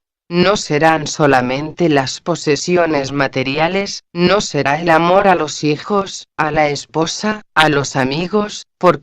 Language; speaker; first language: Spanish; native; Spanish